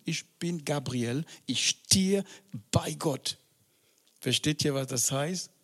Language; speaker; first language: German; non-native, fluent; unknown